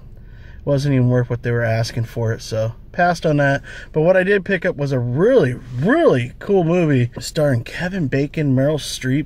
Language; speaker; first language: English; native; English